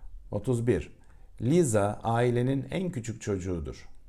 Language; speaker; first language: English; non-native, fluent; Turkish